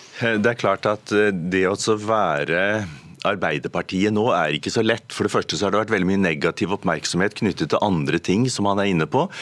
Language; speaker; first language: Norwegian; native; Norwegian